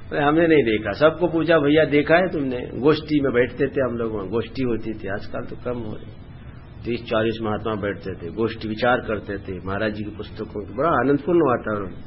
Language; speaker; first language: Hindi; non-native, local second language; Bangla